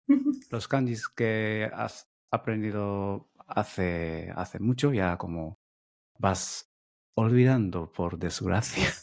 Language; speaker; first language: Spanish; non-native, fluent; Japanese